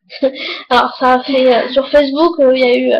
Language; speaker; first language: French; native; French